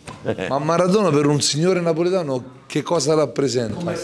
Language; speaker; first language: Italian; native; Italian